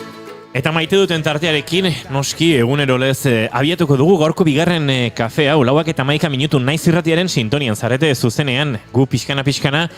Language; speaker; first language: Basque; native; Basque